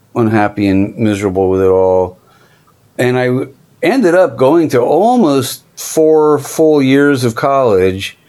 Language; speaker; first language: English; native; English